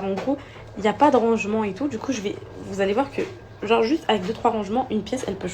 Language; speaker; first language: French; native; French